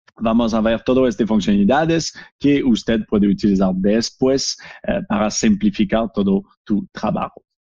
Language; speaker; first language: Spanish; non-native, learner; French